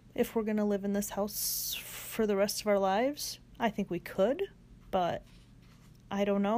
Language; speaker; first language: English; native; English